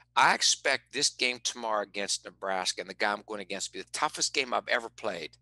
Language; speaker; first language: English; native; English